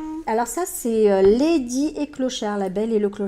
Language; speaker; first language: French; native; French